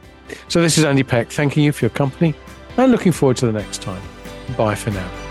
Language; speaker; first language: English; native; English